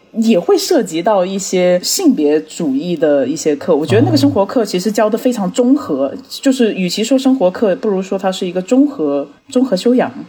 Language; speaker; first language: Chinese; early bilingual, heritage; Chinese